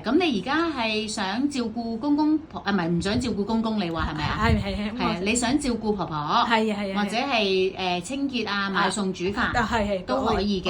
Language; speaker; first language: Cantonese; native; Cantonese